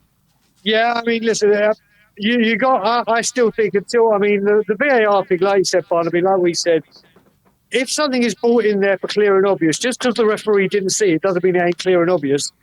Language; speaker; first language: English; native; English